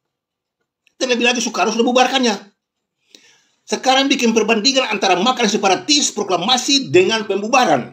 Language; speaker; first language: Indonesian; native; Indonesian